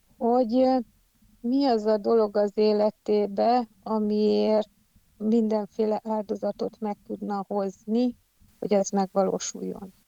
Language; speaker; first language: Hungarian; native; Hungarian